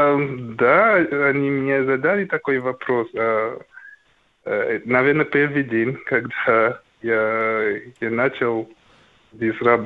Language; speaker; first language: Russian; non-native, learner; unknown